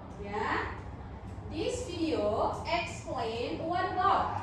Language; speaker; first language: English; non-native, learner; Indonesian